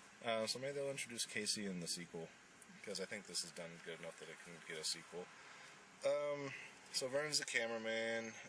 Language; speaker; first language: English; native; English